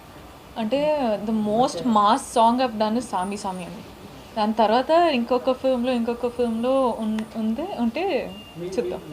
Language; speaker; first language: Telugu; non-native, local second language; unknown